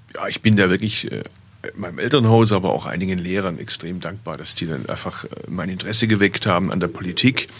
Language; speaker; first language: German; early bilingual, other home language; Turkish